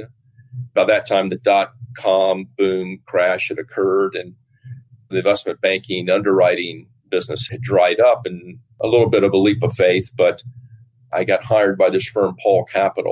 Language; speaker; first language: English; native; English